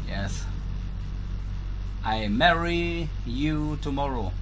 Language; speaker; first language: English; non-native, learner; German